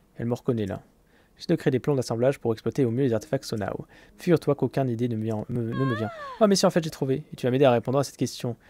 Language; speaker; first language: French; native; French